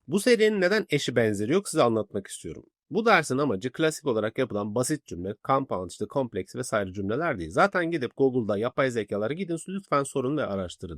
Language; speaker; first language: Turkish; native; Turkish